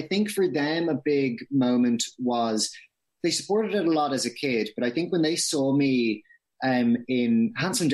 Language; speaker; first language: English; native; English